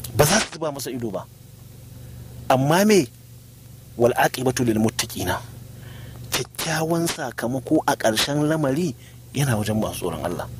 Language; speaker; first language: Hausa; native; Hausa